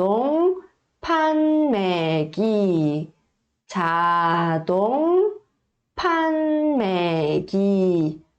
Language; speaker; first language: Korean; early bilingual, heritage; Korean